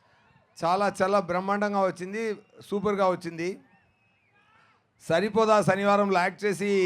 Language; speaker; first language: Telugu; non-native, fluent; Tamil